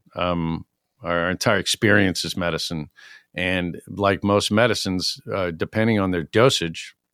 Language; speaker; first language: English; native; English